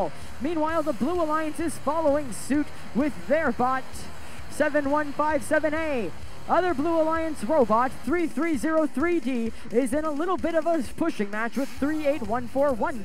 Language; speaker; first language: English; native; English